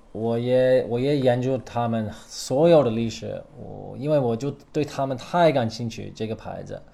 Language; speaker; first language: Chinese; non-native, fluent; English